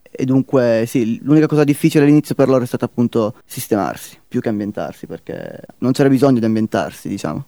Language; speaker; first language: Italian; native; Italian